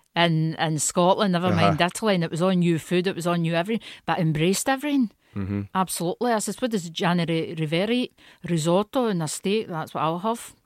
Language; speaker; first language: English; native; English